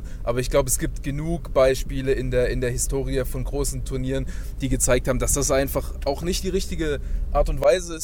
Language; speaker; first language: German; native; German